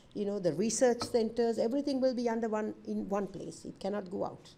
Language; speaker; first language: English; non-native, local second language; Sinhala